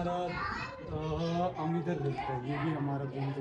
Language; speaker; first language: Hindi; non-native, fluent; Pashto